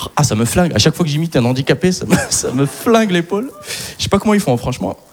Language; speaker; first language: French; early bilingual, other home language; Arabic